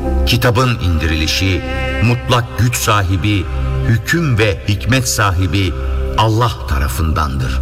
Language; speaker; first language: Turkish; native; Turkish